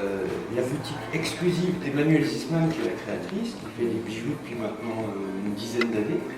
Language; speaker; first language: French; native; French